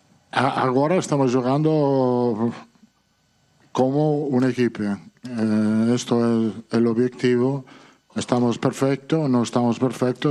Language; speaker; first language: Portuguese; non-native, learner; Italian